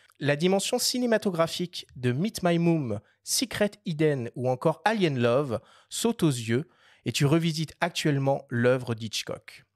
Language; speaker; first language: French; native; French